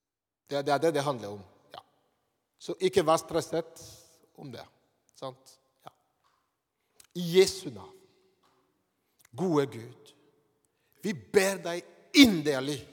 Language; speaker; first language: Norwegian; non-native, fluent; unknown